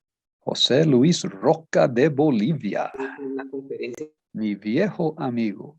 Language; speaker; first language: Spanish; non-native, fluent; Portuguese